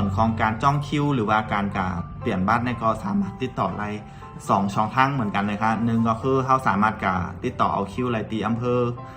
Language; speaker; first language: Thai; non-native, local second language; Shan